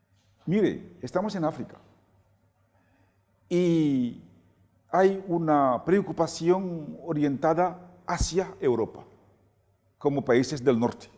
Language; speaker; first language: Spanish; non-native, fluent; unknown